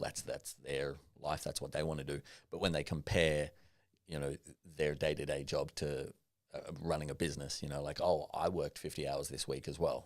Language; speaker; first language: English; native; English